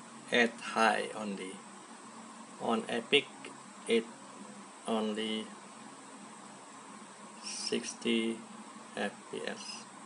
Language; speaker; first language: English; non-native, local second language; Malay